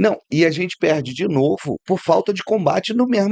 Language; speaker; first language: Portuguese; native; Portuguese